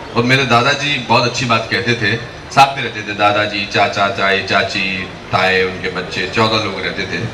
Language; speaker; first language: Hindi; native; Hindi